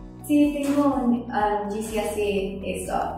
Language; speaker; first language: Spanish; early bilingual, heritage; Spanish